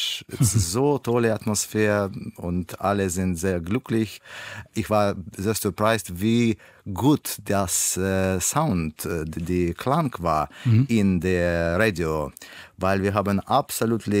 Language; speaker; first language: German; non-native, learner; Russian